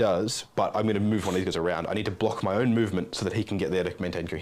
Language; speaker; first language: English; native; English